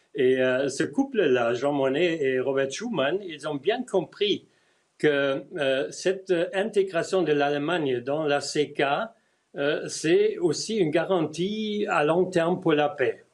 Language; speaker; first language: French; non-native, fluent; German